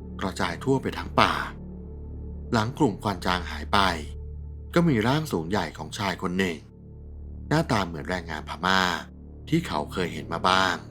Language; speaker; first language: Thai; native; Thai